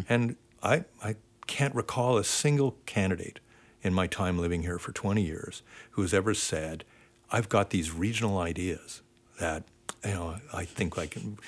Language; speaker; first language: English; native; English